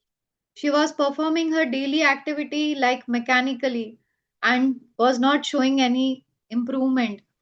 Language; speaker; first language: English; non-native, local second language; Gujarati